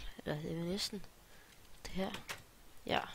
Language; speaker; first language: Danish; native; Danish